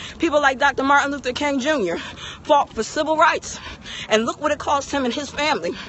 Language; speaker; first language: English; native; English